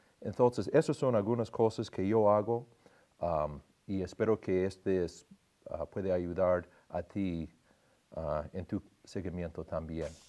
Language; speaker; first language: Spanish; non-native, fluent; English